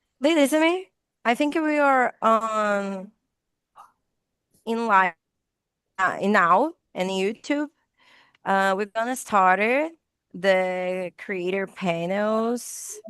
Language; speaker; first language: English; non-native, learner; Portuguese